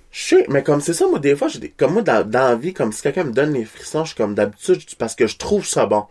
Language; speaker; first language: French; native; French